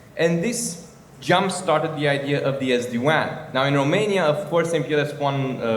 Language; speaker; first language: English; non-native, fluent; Romanian